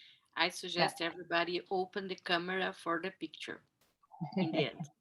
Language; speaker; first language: English; non-native, fluent; Portuguese